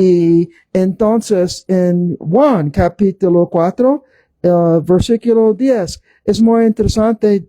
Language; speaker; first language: Spanish; non-native, learner; English